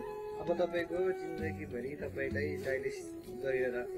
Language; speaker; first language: Nepali; native; Nepali